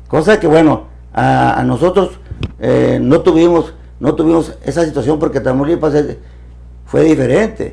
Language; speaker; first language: Spanish; native; Spanish